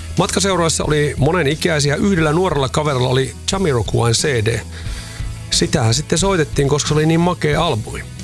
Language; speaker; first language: Finnish; native; Finnish